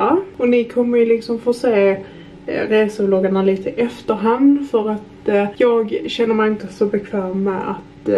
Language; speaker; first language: Swedish; native; Swedish